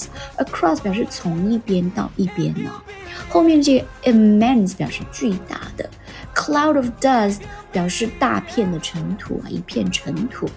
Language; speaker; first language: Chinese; native; Chinese